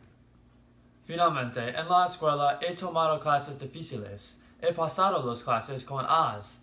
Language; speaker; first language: Spanish; non-native, learner; English